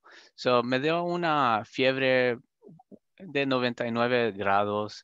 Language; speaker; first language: Spanish; early bilingual, other home language; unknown